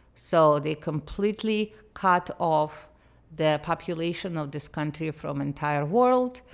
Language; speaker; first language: English; non-native, fluent; Russian